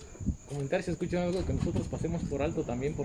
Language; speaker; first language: Spanish; native; Spanish